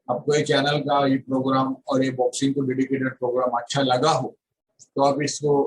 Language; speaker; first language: Hindi; non-native, local second language; Marathi